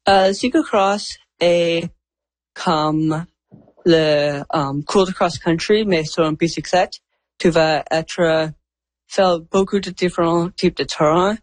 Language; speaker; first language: French; non-native, local second language; English